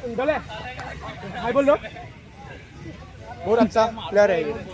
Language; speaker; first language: Hindi; non-native, local second language; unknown